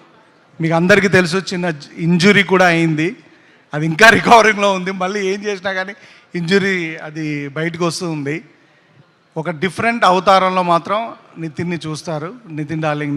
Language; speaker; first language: Telugu; native; Telugu